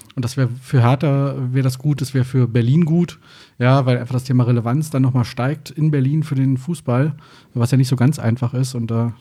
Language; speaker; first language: German; native; German